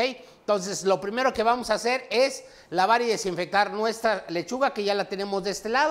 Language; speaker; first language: Spanish; native; Spanish